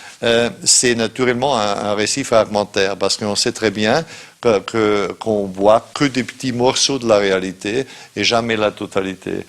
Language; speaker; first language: French; non-native, fluent; German